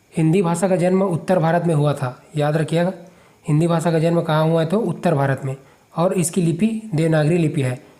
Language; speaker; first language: Hindi; native; Hindi